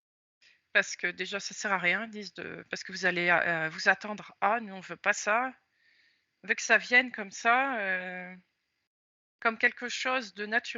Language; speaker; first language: French; native; French